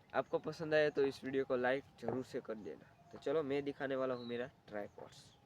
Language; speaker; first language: Hindi; non-native, local second language; Gujarati